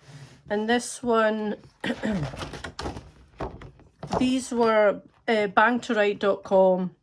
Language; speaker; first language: English; native; English